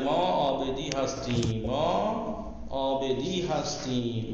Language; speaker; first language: Persian; non-native, fluent; Urdu